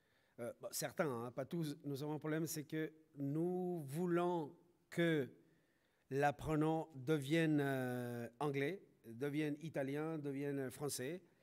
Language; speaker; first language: French; non-native, fluent; Spanish